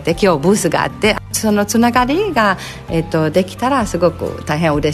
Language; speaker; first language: Japanese; non-native, fluent; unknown